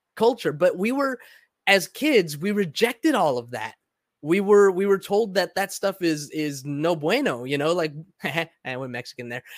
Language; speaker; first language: English; early bilingual, other home language; Spanish